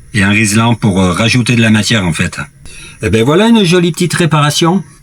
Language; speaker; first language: French; native; French